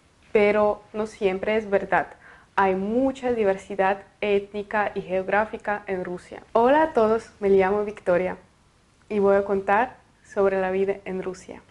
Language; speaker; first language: Spanish; non-native, fluent; Russian